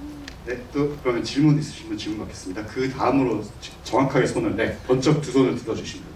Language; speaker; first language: Korean; native; Korean